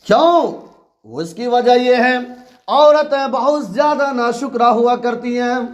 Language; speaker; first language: Urdu; native; Urdu